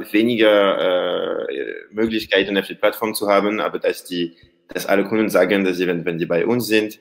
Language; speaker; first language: German; non-native, learner; French